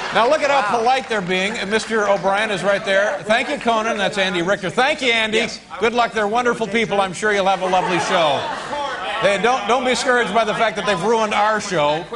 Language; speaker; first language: English; native; English